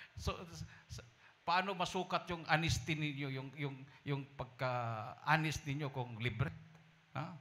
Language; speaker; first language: Filipino; non-native, local second language; Cebuano